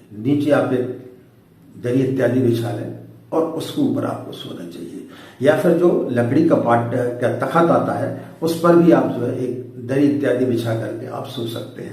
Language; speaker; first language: Hindi; native; Hindi